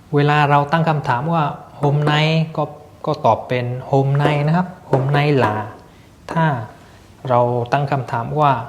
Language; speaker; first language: Thai; non-native, fluent; Vietnamese